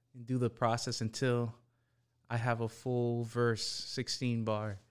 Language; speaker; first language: English; early bilingual, other home language; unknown